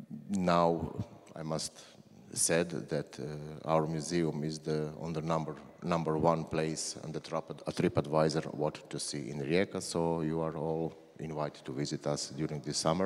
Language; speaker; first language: English; non-native, learner; Croatian